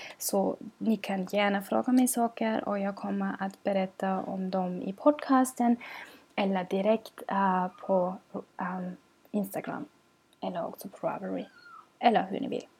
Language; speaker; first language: Swedish; non-native, learner; German